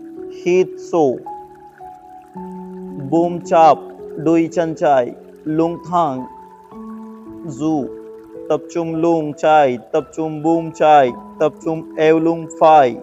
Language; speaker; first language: Vietnamese; non-native, learner; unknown